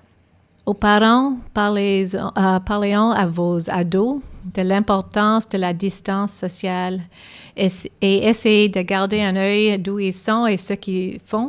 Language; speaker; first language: French; non-native, local second language; English